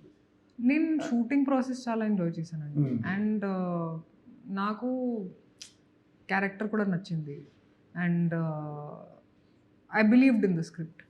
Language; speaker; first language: Telugu; non-native, local second language; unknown